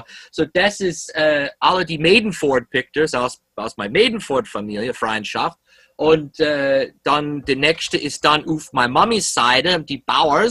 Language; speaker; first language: German; early bilingual, heritage; English